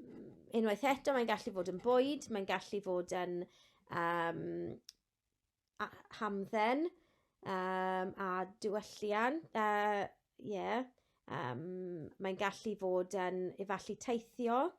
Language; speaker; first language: Welsh; non-native, local second language; English